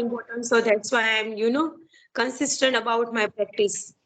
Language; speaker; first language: English; non-native, learner; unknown